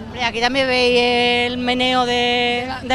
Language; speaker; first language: Spanish; native; Spanish